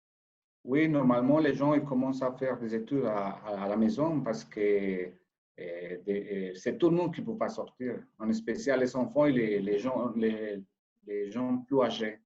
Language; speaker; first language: French; non-native, fluent; Spanish